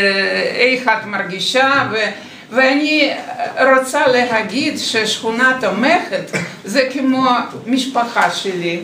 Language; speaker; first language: Hebrew; non-native, fluent; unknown